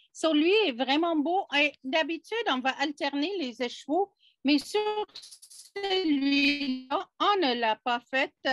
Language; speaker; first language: French; non-native, fluent; English